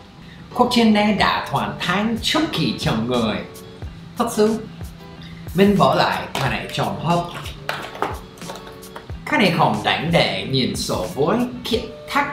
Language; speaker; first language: Vietnamese; non-native, fluent; English